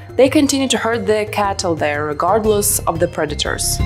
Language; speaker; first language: English; non-native, fluent; Russian